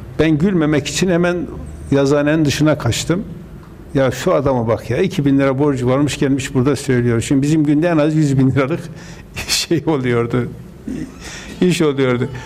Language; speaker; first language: Turkish; native; Turkish